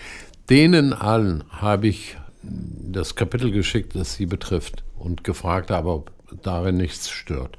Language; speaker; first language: German; non-native, fluent; Hebrew